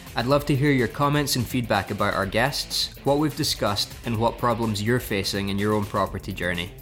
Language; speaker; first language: English; native; English